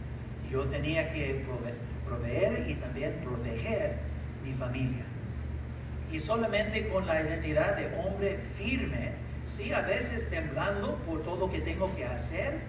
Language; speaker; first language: Spanish; early bilingual, heritage; English